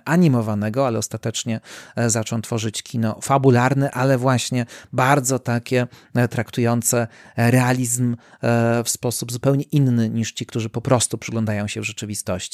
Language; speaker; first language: Polish; native; Polish